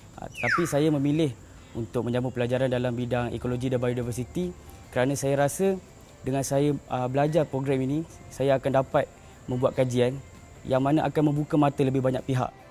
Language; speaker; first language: Malay; native; Malay